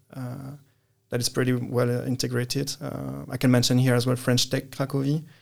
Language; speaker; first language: English; non-native, fluent; French